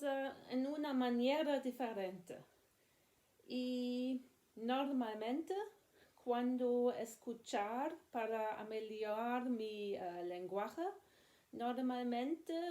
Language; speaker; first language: Spanish; non-native, learner; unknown